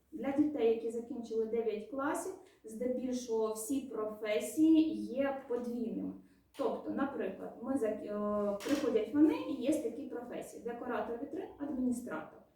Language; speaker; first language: Ukrainian; native; Ukrainian